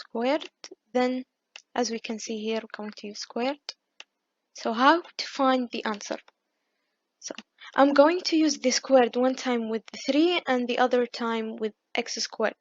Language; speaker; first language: English; non-native, fluent; Arabic